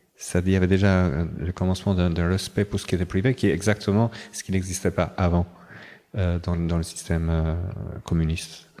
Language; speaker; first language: French; non-native, fluent; Albanian